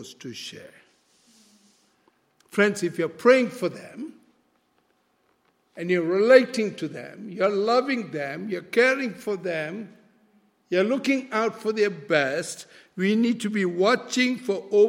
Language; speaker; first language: English; non-native, local second language; Malay